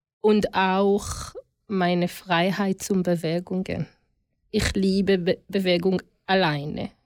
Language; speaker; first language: German; non-native, learner; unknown